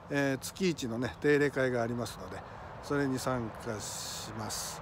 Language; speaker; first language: Japanese; native; Japanese